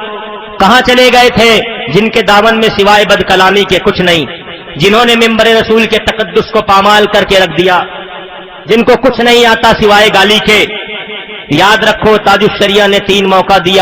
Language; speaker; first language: Urdu; native; Urdu